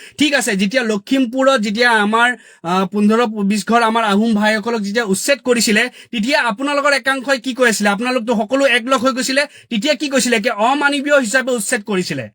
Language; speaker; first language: Assamese; native; Assamese